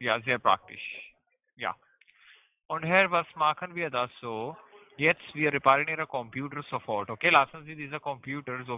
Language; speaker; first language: German; non-native, learner; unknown